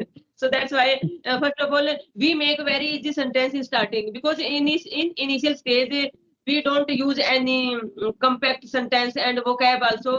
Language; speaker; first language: English; non-native, learner; Hindi